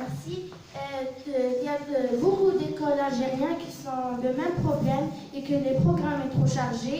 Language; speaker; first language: French; non-native, learner; Arabic